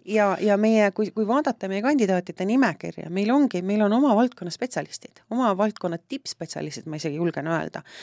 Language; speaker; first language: Estonian; native; Estonian